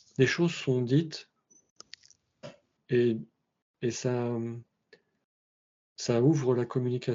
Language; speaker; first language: French; native; French